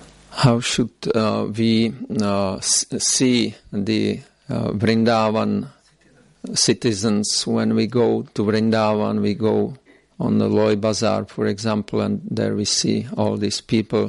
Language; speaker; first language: English; non-native, fluent; Czech